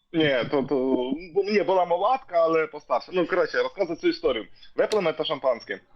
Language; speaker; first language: Ukrainian; native; Ukrainian